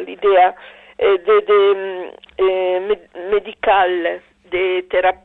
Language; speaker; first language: French; non-native, learner; Italian